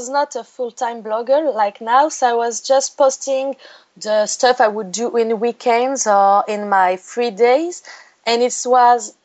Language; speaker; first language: English; non-native, fluent; French